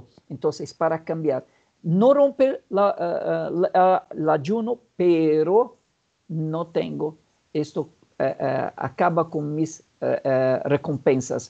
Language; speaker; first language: Spanish; non-native, fluent; Portuguese